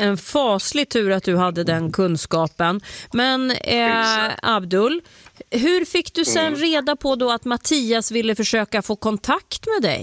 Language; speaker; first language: Swedish; native; Swedish